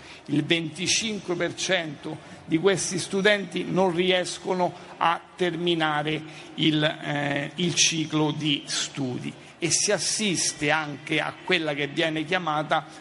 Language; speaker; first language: Italian; native; Italian